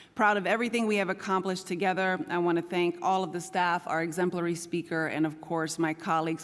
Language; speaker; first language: English; native; English